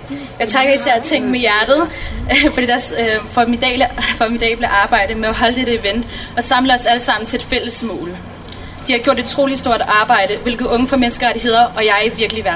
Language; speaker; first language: Danish; native; Danish